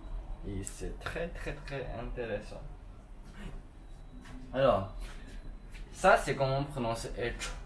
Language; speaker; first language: French; non-native, learner; Chinese